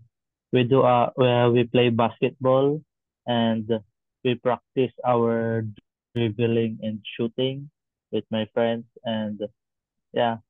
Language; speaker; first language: English; non-native, learner; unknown